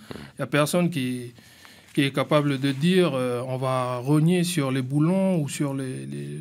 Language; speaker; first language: French; native; French